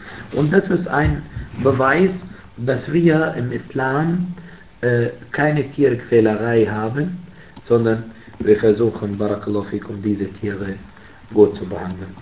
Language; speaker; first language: German; non-native, fluent; Arabic